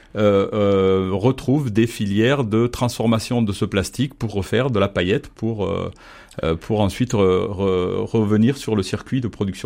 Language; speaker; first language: French; native; French